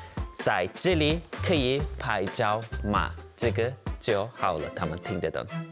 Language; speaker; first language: Chinese; non-native, fluent; Turkish